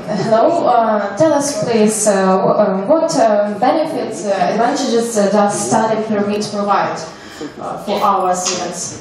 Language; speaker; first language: English; non-native, fluent; Ukrainian